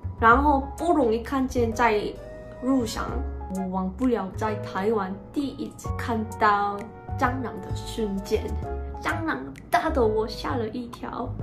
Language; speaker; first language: Chinese; non-native, learner; Korean